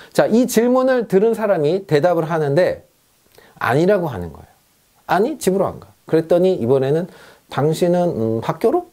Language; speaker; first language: Korean; native; Korean